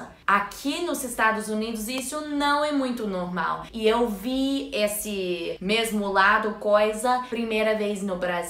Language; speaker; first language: Portuguese; non-native, learner; English